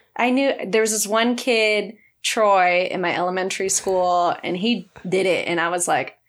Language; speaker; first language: English; native; English